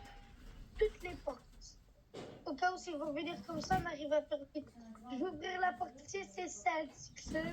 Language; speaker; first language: French; native; French